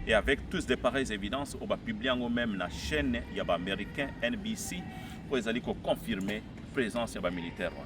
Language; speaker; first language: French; non-native, local second language; Lingala